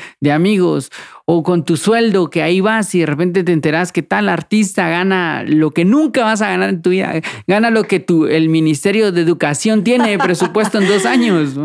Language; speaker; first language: Spanish; native; Spanish